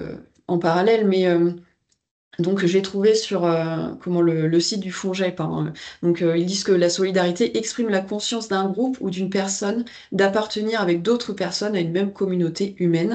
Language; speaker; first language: French; native; French